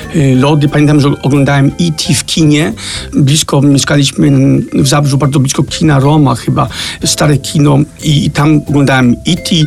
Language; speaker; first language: Polish; early bilingual, heritage; Danish